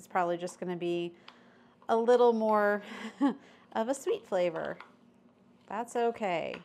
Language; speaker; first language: English; native; English